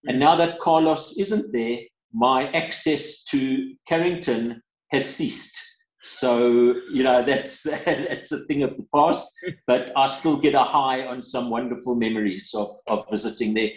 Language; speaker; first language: English; native; English